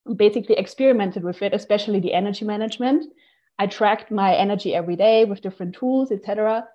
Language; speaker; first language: English; non-native, fluent; German